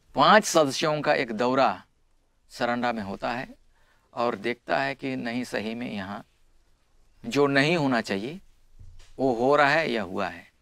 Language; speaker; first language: Hindi; non-native, local second language; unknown